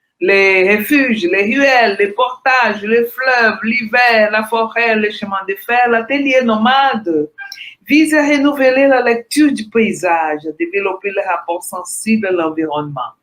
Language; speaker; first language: French; non-native, fluent; Portuguese